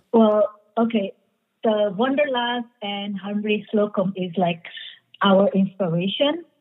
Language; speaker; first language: English; non-native, fluent; Indonesian